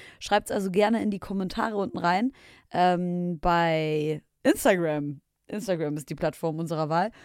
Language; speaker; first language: German; early bilingual, other home language; Arabic